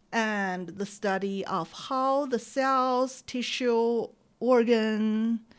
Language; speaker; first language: English; non-native, fluent; Chinese